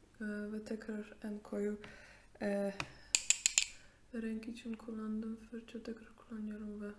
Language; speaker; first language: Turkish; non-native, fluent; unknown